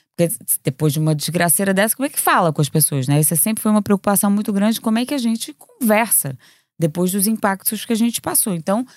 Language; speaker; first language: Portuguese; native; Portuguese